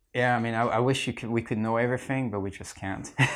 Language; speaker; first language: English; non-native, fluent; French